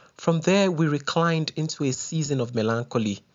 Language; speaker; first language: English; non-native, local second language; Yoruba